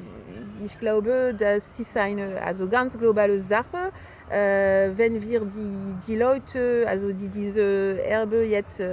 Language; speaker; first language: German; non-native, fluent; French